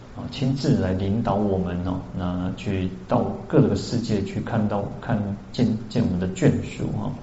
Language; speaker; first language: Chinese; native; Chinese